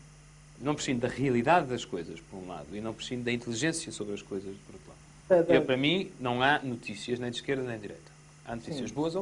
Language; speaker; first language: Portuguese; native; Portuguese